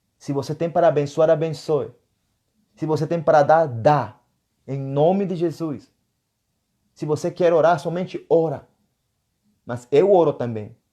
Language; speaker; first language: Portuguese; non-native, fluent; Spanish